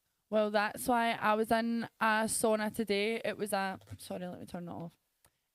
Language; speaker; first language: English; native; English